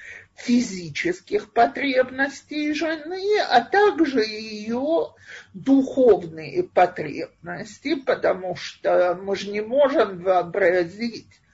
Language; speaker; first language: Russian; native; Russian